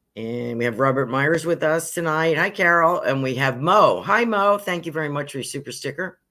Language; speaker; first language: English; native; English